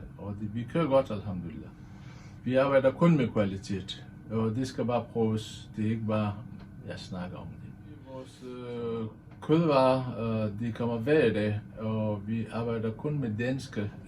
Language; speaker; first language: Danish; non-native, fluent; Persian